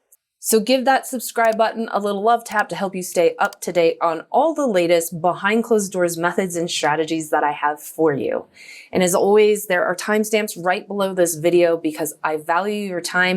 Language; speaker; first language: English; native; English